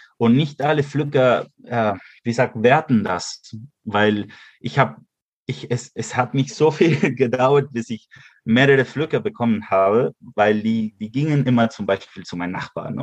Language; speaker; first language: German; early bilingual, heritage; Spanish